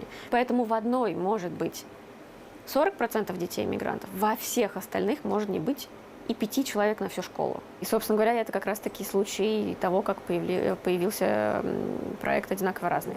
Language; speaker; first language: Russian; native; Russian